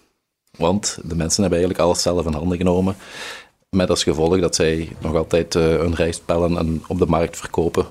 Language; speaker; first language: Dutch; native; Dutch